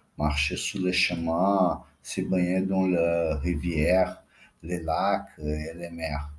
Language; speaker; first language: French; non-native, fluent; Portuguese